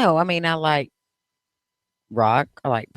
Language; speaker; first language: English; native; English